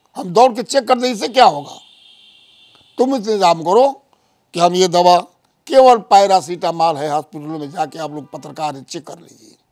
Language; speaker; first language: Hindi; native; Hindi